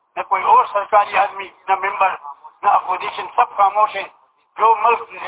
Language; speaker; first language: Urdu; non-native, local second language; Pashto